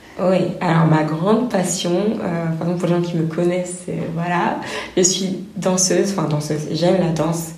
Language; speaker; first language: French; native; French